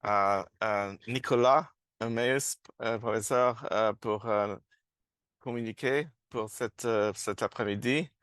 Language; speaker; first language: French; non-native, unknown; English